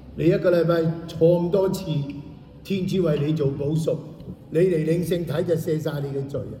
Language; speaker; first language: Cantonese; native; Cantonese